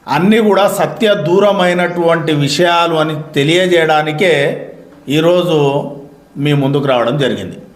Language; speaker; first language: Telugu; native; Telugu